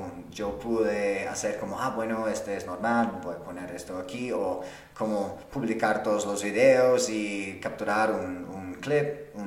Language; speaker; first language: Spanish; non-native, fluent; English